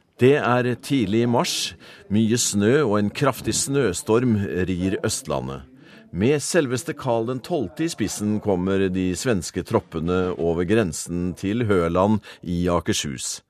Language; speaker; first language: Norwegian; native; Norwegian